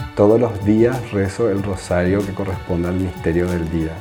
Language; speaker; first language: Spanish; native; Spanish